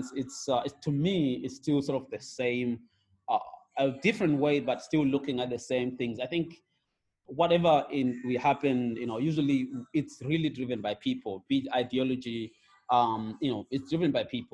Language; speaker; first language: English; non-native, local second language; Shona